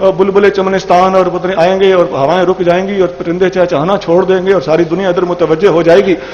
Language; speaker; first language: Urdu; non-native, local second language; Punjabi